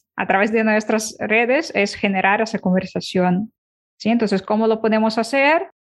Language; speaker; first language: Spanish; non-native, fluent; Ukrainian